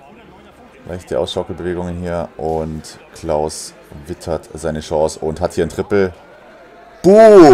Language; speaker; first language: German; native; German